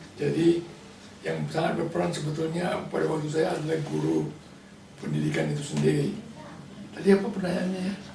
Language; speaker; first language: Indonesian; non-native, local second language; Balinese